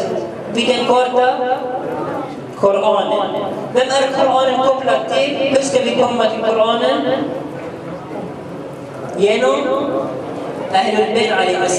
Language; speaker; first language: Swedish; early bilingual, other home language; Arabic